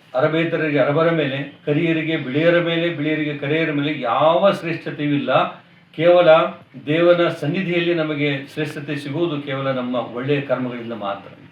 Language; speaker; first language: Kannada; non-native, local second language; Urdu